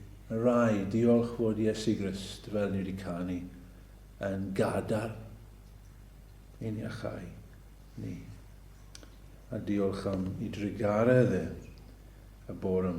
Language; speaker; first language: Welsh; native; Welsh